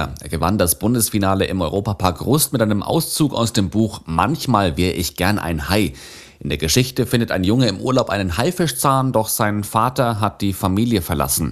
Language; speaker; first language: German; native; German